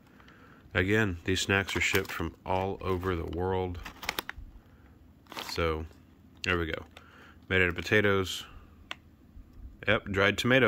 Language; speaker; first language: English; native; English